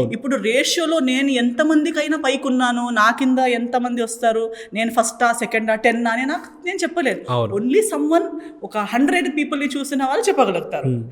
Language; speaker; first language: Telugu; non-native, fluent; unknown